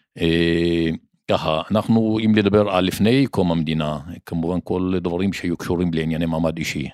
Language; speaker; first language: Hebrew; non-native, local second language; Arabic